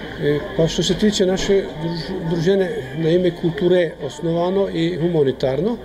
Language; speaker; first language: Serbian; early bilingual, heritage; Croatian